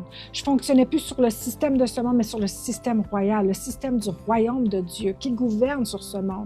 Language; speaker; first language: French; native; French